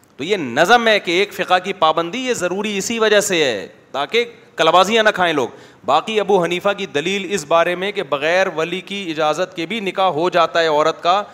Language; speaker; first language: Urdu; native; Urdu